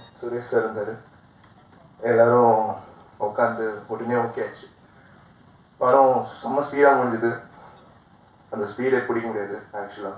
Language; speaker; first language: Tamil; non-native, fluent; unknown